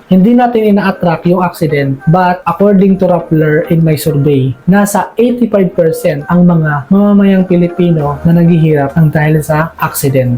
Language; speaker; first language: Filipino; non-native, local second language; Cebuano